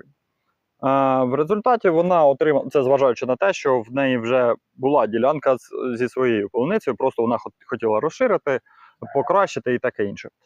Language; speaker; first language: Ukrainian; non-native, local second language; Russian